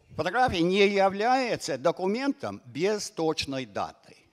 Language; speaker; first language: Russian; non-native, fluent; English